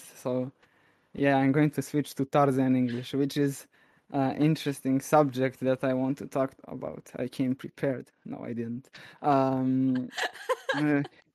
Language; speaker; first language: English; non-native, fluent; Serbian